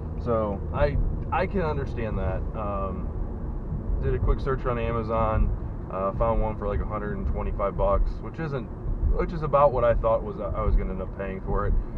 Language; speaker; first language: English; native; English